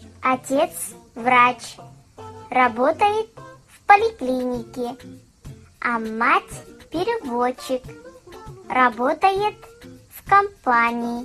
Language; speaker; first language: Russian; non-native, learner; Kazakh